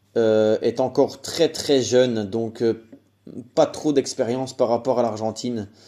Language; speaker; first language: French; native; French